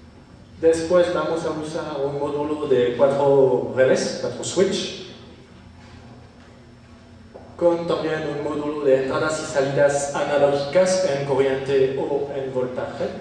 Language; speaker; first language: Spanish; non-native, fluent; French